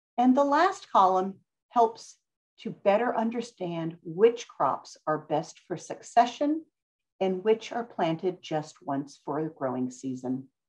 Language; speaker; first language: English; native; English